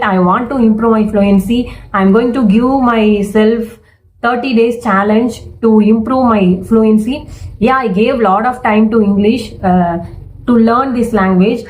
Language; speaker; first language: English; non-native, learner; Tamil